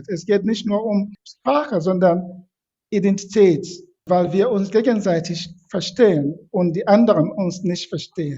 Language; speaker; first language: German; non-native, fluent; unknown